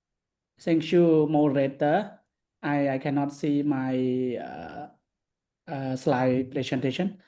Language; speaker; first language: English; non-native, learner; Khmer